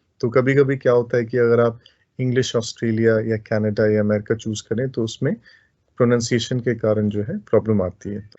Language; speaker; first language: Hindi; native; Hindi